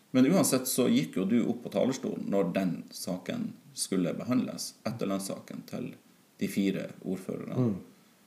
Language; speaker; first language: Norwegian; native; Norwegian